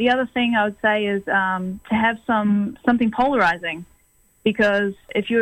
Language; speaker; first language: English; native; English